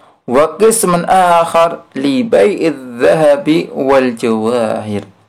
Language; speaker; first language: Arabic; non-native, fluent; Indonesian